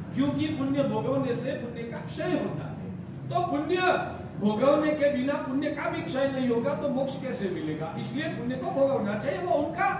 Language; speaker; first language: Hindi; non-native, local second language; Gujarati